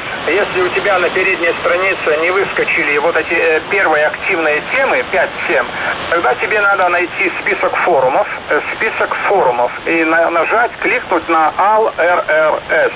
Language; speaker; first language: Russian; native; Russian